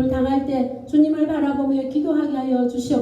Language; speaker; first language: Korean; native; Korean